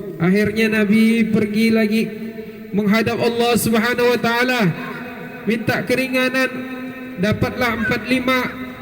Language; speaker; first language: Malay; native; Malay